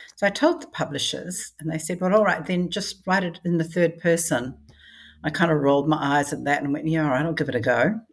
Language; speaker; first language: English; native; English